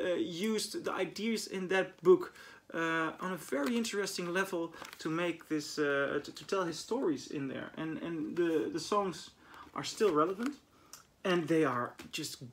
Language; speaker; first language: English; non-native, fluent; Dutch